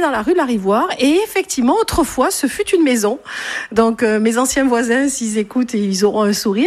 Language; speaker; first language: French; native; French